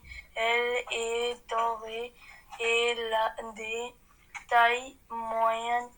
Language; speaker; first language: French; non-native, learner; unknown